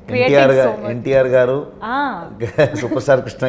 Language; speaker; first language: Telugu; non-native, learner; Kannada